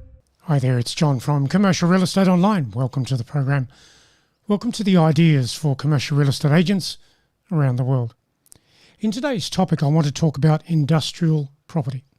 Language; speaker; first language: English; native; English